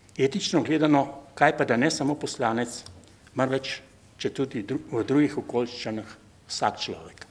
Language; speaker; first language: Slovenian; native; Slovenian